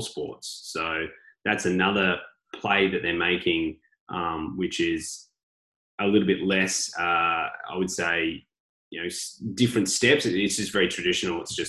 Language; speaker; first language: English; native; English